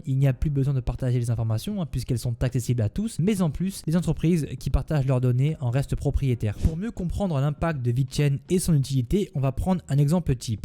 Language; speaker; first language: French; native; French